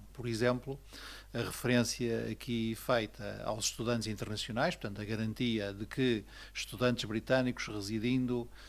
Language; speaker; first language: Portuguese; native; Portuguese